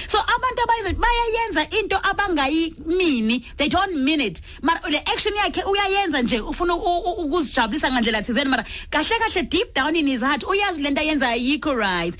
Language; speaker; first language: Zulu; non-native, local second language; Swati